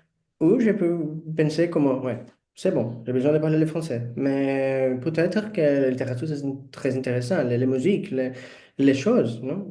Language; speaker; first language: French; non-native, learner; Portuguese